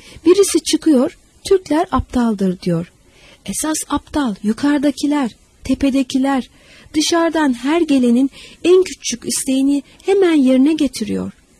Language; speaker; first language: Turkish; native; Turkish